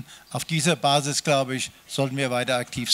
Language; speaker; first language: German; native; German